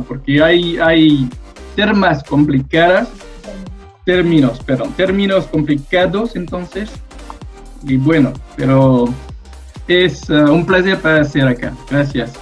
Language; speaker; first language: Spanish; non-native, learner; French